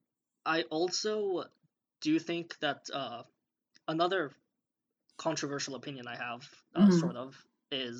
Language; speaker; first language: English; native; English